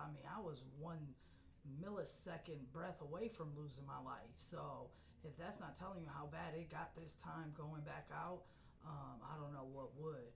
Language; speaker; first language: English; native; English